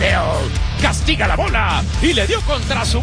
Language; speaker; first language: Spanish; native; Spanish